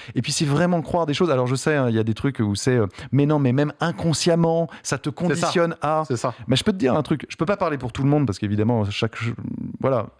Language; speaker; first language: French; native; French